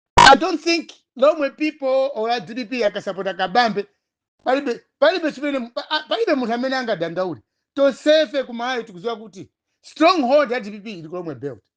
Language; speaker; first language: Nyanja; non-native, local second language; Tumbuka